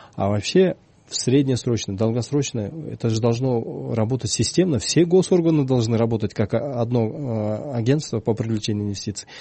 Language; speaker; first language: Russian; non-native, local second language; Kyrgyz